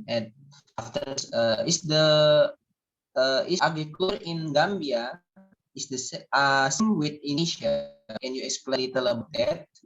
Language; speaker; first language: English; non-native, learner; Indonesian